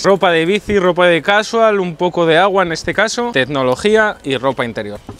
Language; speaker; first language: Spanish; native; Spanish